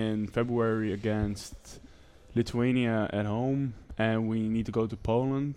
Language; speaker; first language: English; non-native, fluent; Dutch